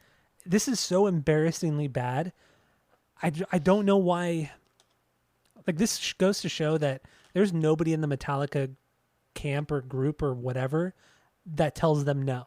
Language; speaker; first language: English; native; English